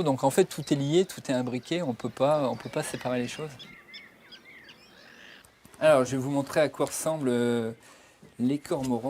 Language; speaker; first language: French; native; French